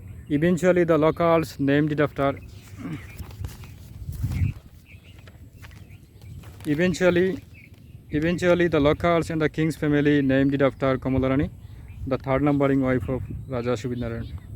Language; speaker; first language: English; non-native, local second language; Bangla